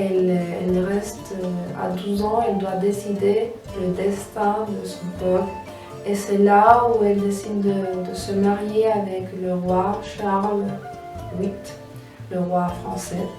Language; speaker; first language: French; non-native, fluent; Spanish